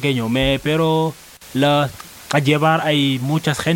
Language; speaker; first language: Spanish; non-native, learner; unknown